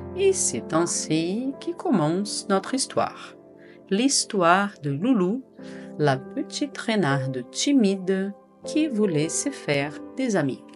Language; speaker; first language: French; non-native, fluent; Portuguese